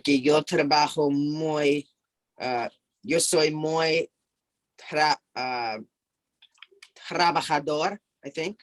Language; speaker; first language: Spanish; non-native, fluent; English